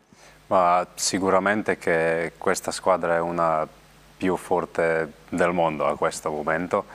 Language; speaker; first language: Italian; non-native, learner; Slovenian